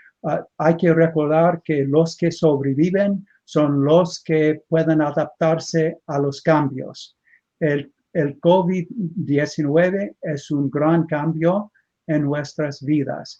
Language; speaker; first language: Spanish; non-native, fluent; English